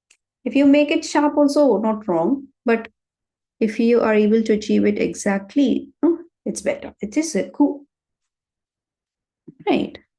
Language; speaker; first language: English; non-native, local second language; Tamil